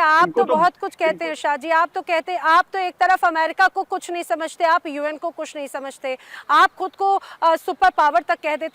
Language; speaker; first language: Hindi; native; Hindi